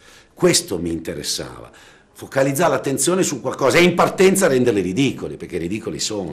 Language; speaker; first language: Italian; native; Italian